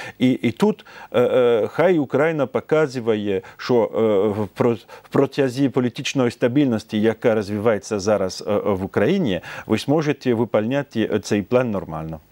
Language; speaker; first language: Ukrainian; non-native, fluent; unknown